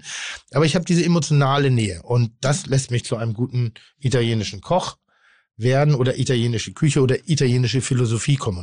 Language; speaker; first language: German; native; German